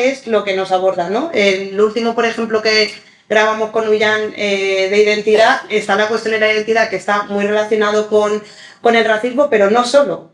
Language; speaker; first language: Spanish; early bilingual, other home language; Arabic